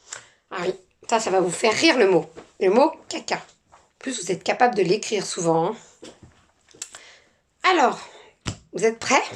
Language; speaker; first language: French; native; French